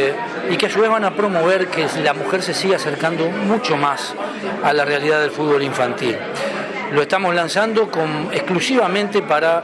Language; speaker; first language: Spanish; native; Spanish